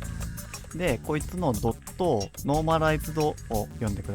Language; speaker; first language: Japanese; native; Japanese